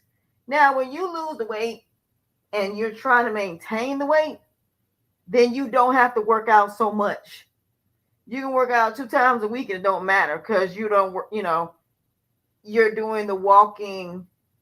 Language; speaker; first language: English; native; English